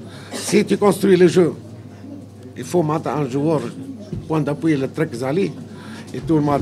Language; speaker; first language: French; non-native, local second language; Arabic